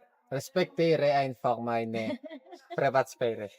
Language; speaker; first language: German; non-native, learner; Filipino